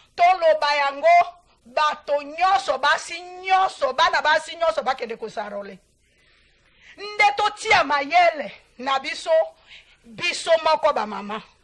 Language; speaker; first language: Lingala; non-native, local second language; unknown